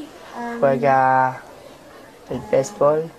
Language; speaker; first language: Spanish; non-native, learner; English